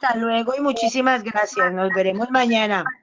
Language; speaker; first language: Spanish; native; Spanish